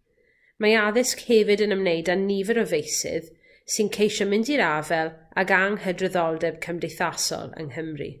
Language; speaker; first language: Welsh; native; Welsh